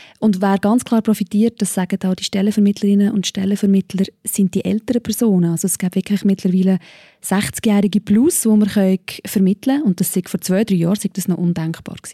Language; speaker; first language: German; native; German